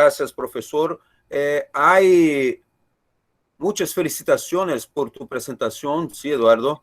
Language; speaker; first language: Spanish; non-native, learner; Portuguese